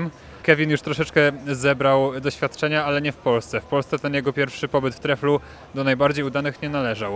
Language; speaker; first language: Polish; native; Polish